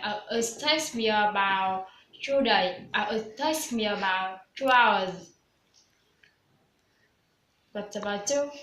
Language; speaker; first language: English; non-native, learner; Vietnamese